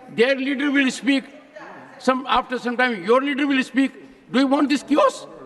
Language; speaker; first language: English; non-native, local second language; Hindi